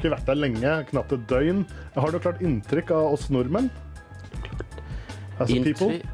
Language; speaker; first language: Norwegian; native; Norwegian